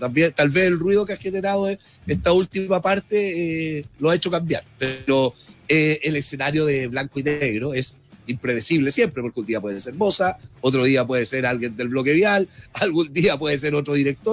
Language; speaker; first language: Spanish; native; Spanish